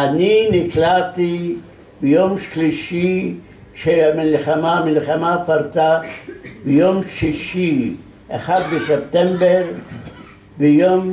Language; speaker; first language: Hebrew; non-native, fluent; Yiddish